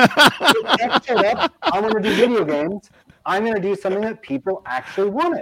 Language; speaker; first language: English; native; English